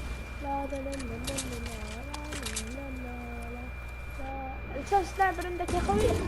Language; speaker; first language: Arabic; native; Arabic